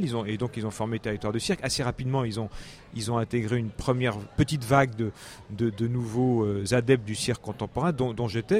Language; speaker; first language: French; native; French